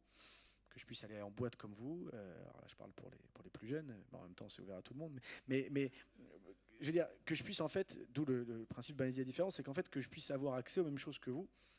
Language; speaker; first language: French; native; French